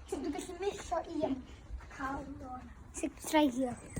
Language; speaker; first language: Welsh; native; Welsh